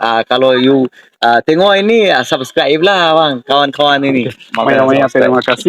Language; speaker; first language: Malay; non-native, learner; Bangla